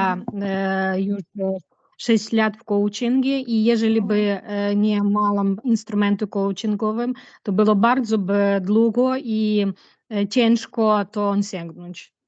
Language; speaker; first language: Polish; non-native, learner; Ukrainian